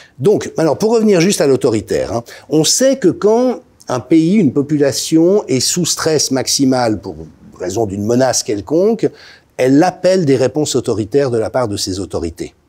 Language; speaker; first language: French; native; French